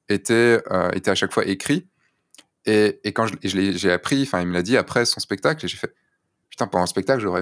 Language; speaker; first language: French; native; French